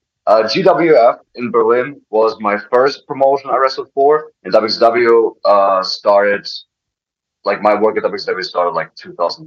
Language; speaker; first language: English; non-native, fluent; German